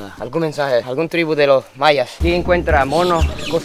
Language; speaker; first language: Spanish; non-native, fluent; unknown